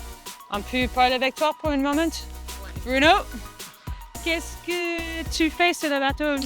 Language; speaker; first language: French; non-native, learner; English